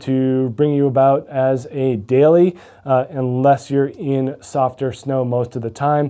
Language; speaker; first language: English; native; English